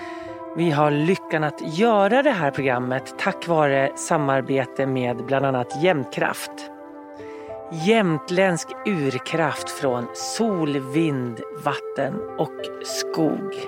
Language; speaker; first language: Swedish; native; Swedish